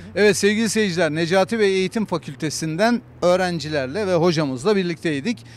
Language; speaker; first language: Turkish; native; Turkish